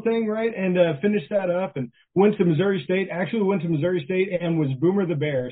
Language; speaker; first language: English; native; English